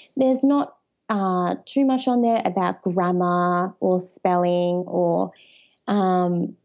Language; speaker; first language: English; native; English